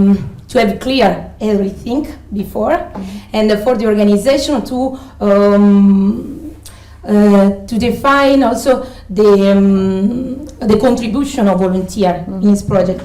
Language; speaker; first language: English; non-native, fluent; Italian